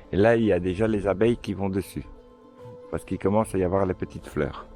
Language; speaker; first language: French; native; French